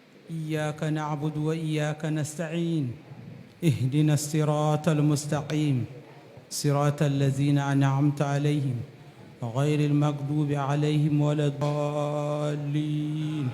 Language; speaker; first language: Arabic; non-native, fluent; Hausa